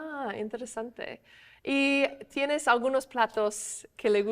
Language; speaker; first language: Spanish; non-native, fluent; English